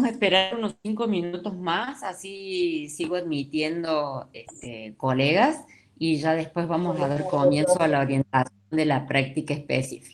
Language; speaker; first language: Spanish; native; Spanish